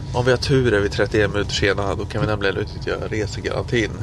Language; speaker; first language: Swedish; native; Swedish